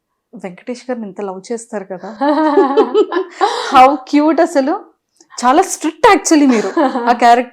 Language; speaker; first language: Telugu; native; Telugu